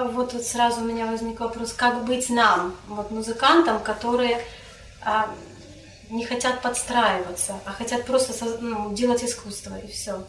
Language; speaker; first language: Russian; non-native, local second language; Crimean Tatar